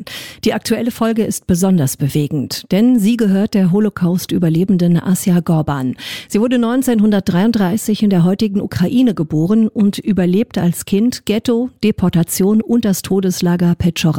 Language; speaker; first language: German; native; German